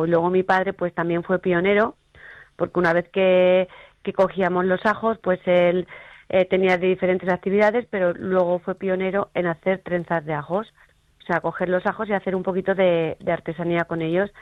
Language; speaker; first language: Spanish; native; Spanish